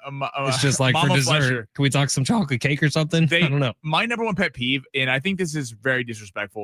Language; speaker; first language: English; native; English